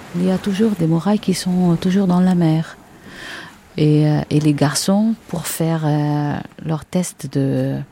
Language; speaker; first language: French; non-native, fluent; Arabic